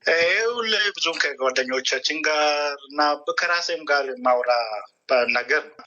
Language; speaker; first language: Amharic; non-native, local second language; Oromo